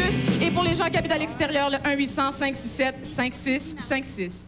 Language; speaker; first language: French; native; French